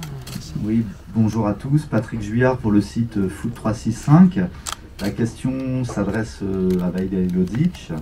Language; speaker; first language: French; native; French